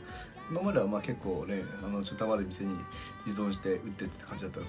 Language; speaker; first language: Japanese; native; Japanese